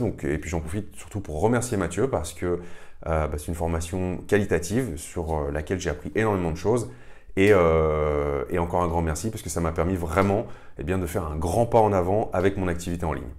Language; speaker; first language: French; native; French